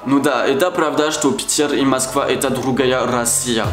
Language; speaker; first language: Russian; non-native, learner; French